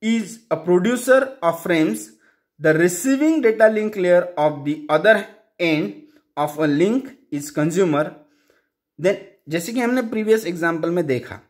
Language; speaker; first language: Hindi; non-native, local second language; Marathi